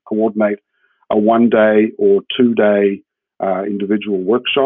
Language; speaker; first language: English; native; English